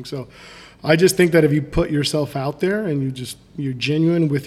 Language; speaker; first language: English; native; English